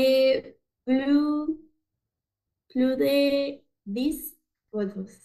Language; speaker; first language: French; non-native, learner; Spanish